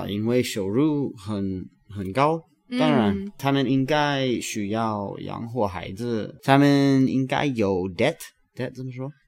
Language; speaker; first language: Chinese; non-native, learner; English